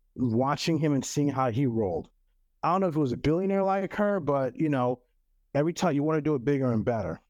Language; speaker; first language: English; non-native, local second language; French